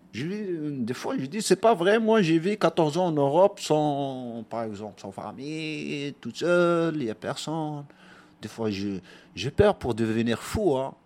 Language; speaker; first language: French; non-native, local second language; Arabic